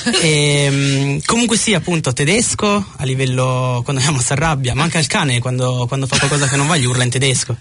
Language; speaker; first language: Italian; non-native, local second language; German